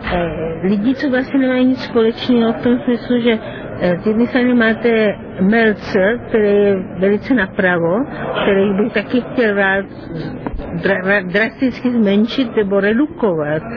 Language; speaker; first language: Czech; non-native, fluent; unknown